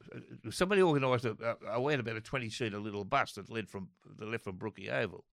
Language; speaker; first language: English; native; English